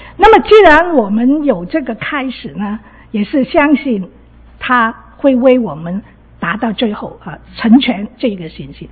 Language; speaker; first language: Chinese; non-native, local second language; Cantonese